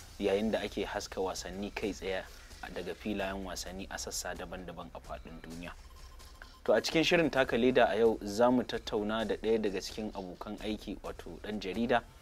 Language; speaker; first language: Hausa; native; Hausa